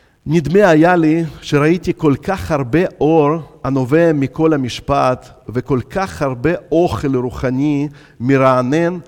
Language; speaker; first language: Hebrew; non-native, fluent; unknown